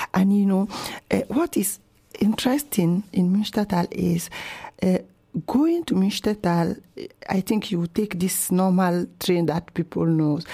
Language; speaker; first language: English; non-native, local second language; Ewe